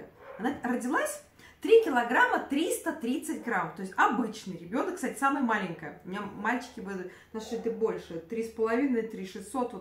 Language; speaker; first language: Russian; native; Russian